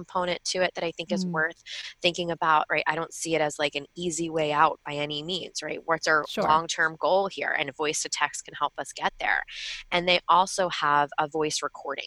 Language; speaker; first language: English; native; English